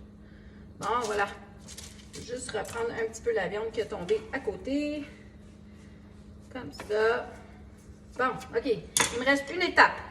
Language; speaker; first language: French; native; French